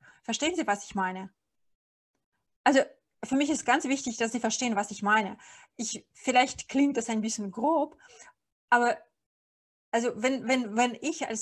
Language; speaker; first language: German; non-native, fluent; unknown